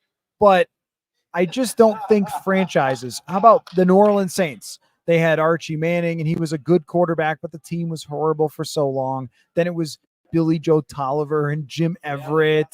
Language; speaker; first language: English; native; English